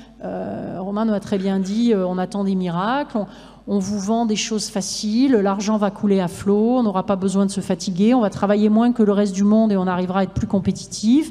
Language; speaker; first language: French; native; French